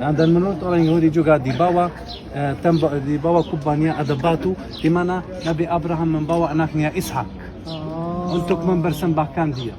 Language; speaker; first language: Indonesian; non-native, fluent; Arabic